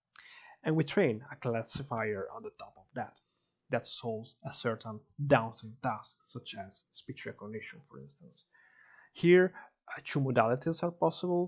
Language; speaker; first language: English; non-native, fluent; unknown